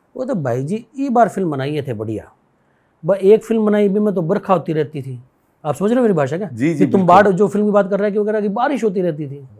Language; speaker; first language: Hindi; native; Hindi